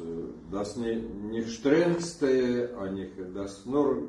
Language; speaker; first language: German; non-native, learner; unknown